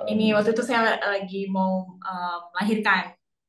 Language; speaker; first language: Indonesian; native; Indonesian